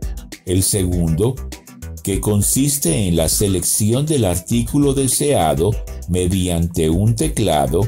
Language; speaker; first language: Spanish; native; Spanish